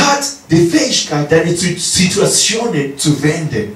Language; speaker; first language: German; non-native, learner; English